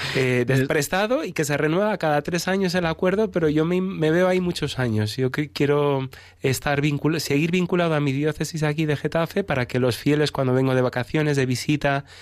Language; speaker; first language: Spanish; native; Spanish